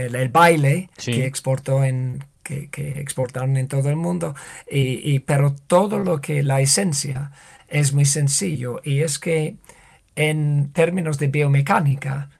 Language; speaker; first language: Spanish; non-native, fluent; English